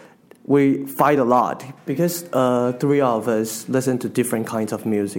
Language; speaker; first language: English; non-native, fluent; Chinese